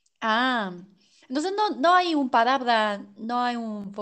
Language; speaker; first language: Spanish; non-native, learner; Chinese